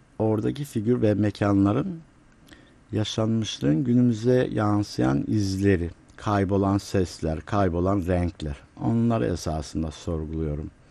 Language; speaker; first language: Turkish; native; Turkish